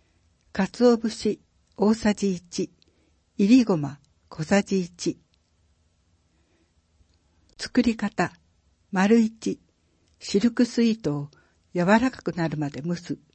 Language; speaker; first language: Japanese; native; Japanese